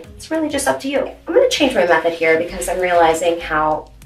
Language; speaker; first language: English; native; English